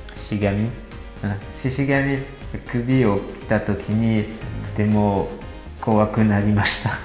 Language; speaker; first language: Japanese; non-native, learner; French